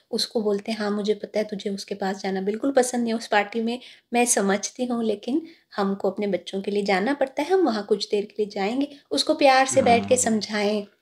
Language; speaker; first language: Hindi; native; Hindi